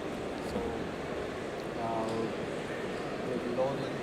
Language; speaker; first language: English; non-native, learner; Japanese